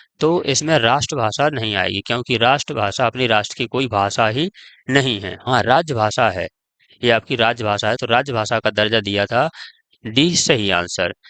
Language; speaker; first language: Hindi; native; Hindi